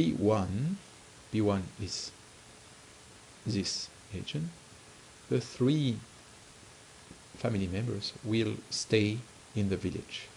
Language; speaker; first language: English; non-native, fluent; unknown